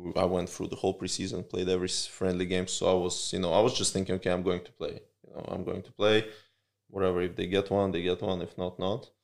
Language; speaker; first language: English; early bilingual, other home language; Russian